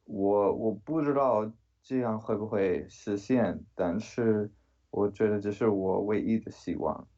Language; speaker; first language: Chinese; non-native, fluent; English